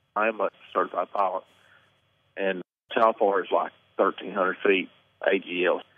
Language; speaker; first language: English; native; English